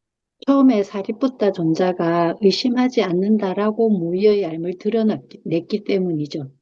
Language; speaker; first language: Korean; native; Korean